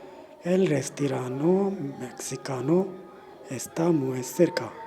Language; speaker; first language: Spanish; non-native, learner; Urdu